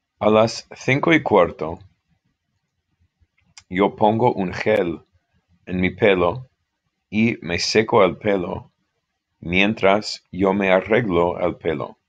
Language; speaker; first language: Spanish; non-native, fluent; English